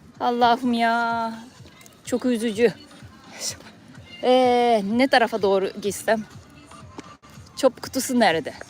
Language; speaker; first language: Turkish; non-native, fluent; Japanese